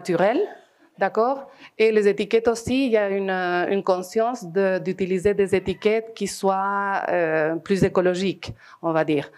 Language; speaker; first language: French; non-native, fluent; Spanish